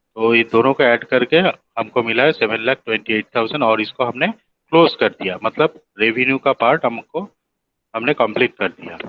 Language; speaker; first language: Hindi; non-native, local second language; Bangla